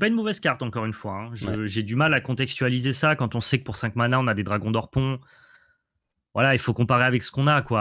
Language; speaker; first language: French; native; French